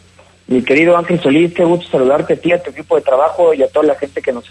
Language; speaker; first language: Spanish; native; Spanish